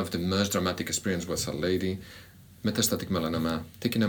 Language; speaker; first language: English; non-native, fluent; Spanish